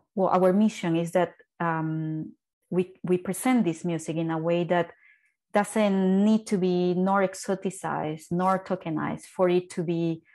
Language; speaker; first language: English; non-native, fluent; Spanish